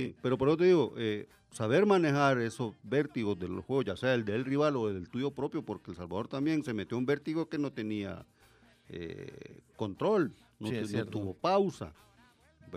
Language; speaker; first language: Spanish; native; Spanish